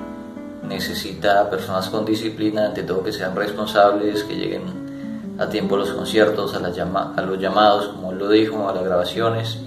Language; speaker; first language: Spanish; native; Spanish